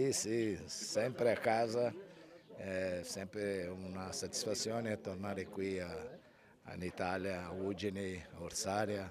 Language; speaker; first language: Italian; non-native, fluent; Portuguese